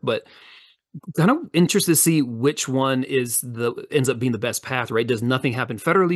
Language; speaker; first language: English; native; English